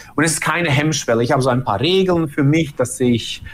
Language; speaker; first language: German; early bilingual, other home language; Bosnian